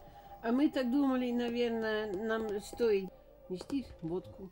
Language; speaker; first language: Russian; non-native, fluent; Dutch